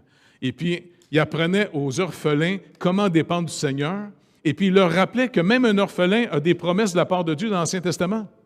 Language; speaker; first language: French; native; French